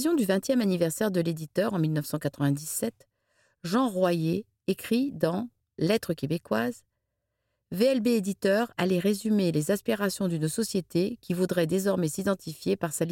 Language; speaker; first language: French; native; French